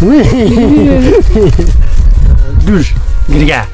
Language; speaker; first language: French; non-native, learner; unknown